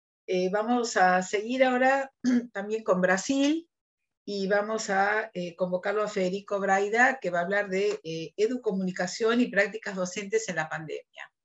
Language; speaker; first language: Spanish; native; Spanish